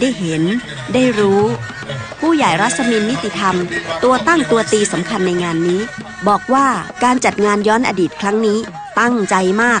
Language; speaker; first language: Thai; native; Thai